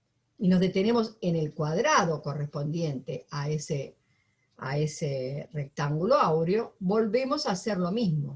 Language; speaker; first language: Spanish; native; Spanish